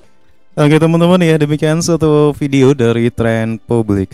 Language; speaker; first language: Indonesian; native; Indonesian